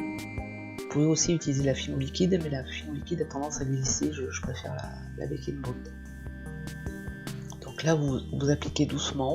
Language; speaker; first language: French; native; French